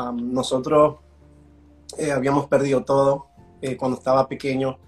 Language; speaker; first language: Spanish; early bilingual, heritage; Spanish